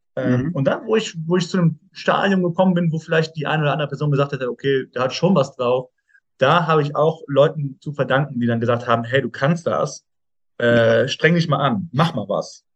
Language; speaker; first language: German; native; German